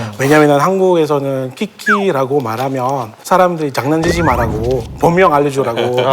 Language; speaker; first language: Korean; non-native, fluent; Indonesian